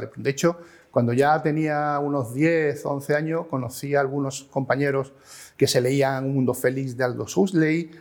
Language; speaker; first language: Spanish; native; Spanish